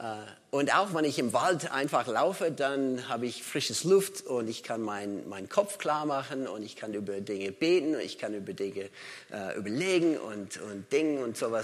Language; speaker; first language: German; non-native, fluent; English